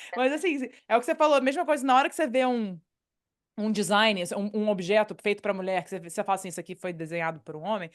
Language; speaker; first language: Portuguese; native; Portuguese